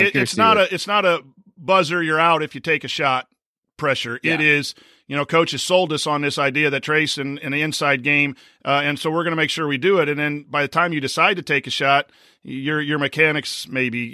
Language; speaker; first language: English; native; English